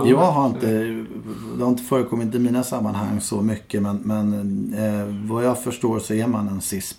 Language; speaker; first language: Swedish; native; Swedish